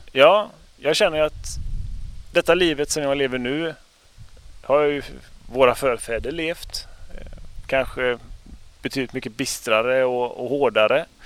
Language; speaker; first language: Swedish; native; Swedish